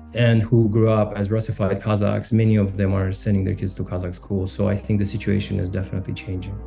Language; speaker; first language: English; non-native, fluent; Russian